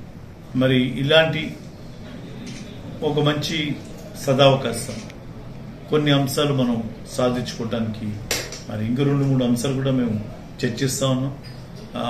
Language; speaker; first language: Telugu; native; Telugu